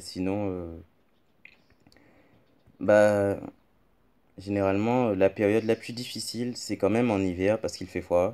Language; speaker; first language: French; native; French